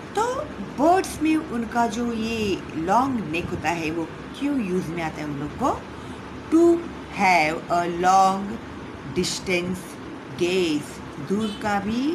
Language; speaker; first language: Hindi; non-native, local second language; Marathi